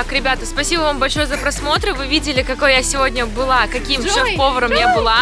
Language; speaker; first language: Russian; native; Russian